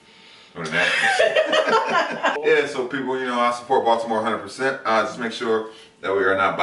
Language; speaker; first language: English; native; English